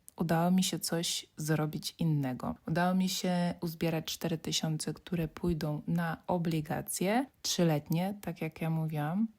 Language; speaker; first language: Polish; non-native, fluent; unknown